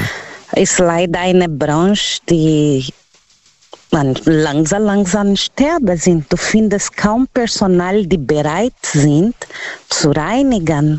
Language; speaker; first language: German; non-native, learner; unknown